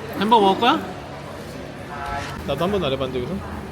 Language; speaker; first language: Korean; native; Korean